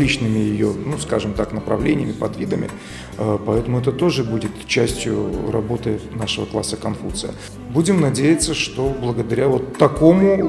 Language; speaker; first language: Russian; native; Russian